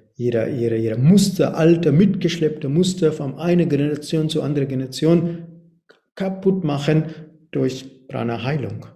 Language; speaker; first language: German; non-native, learner; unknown